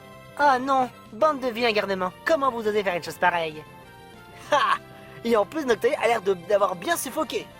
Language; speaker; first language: French; native; French